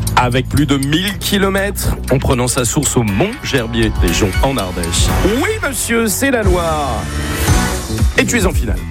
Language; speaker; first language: French; native; French